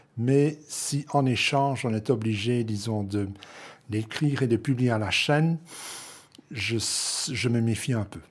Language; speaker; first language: French; non-native, local second language; Dutch